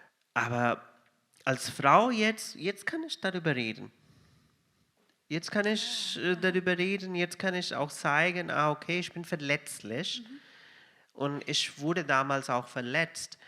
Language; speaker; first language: German; non-native, fluent; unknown